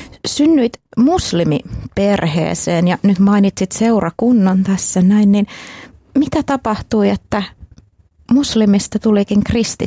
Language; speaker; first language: Finnish; native; Finnish